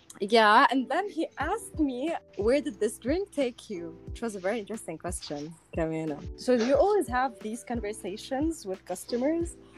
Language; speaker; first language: English; non-native, local second language; Arabic